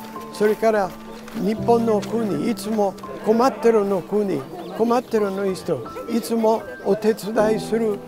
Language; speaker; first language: Japanese; non-native, learner; Italian